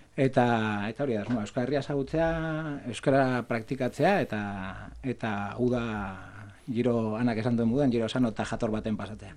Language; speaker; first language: Basque; non-native, local second language; Spanish